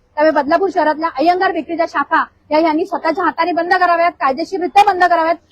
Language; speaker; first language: Marathi; native; Marathi